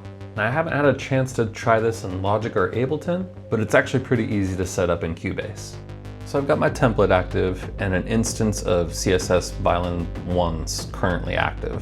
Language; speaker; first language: English; native; English